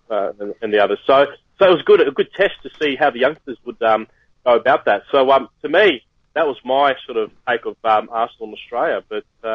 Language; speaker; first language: English; native; English